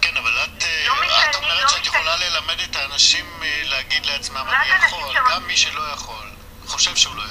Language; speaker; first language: Hebrew; native; Hebrew